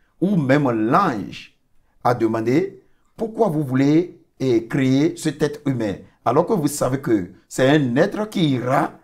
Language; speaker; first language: French; non-native, learner; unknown